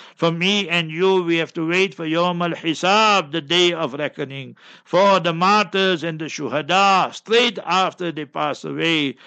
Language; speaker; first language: English; native; English